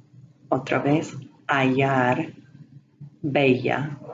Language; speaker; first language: Spanish; non-native, fluent; English